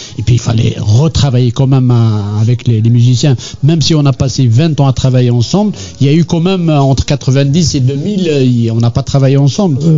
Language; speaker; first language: French; non-native, local second language; Kabyle